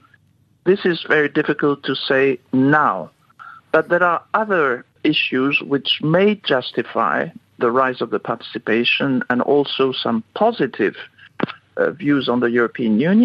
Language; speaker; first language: English; non-native, fluent; French